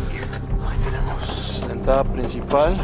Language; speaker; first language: Spanish; native; Spanish